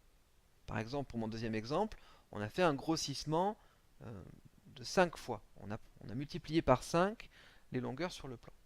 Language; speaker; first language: French; native; French